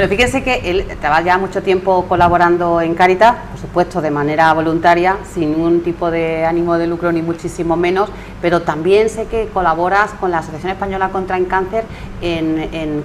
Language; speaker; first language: Spanish; native; Spanish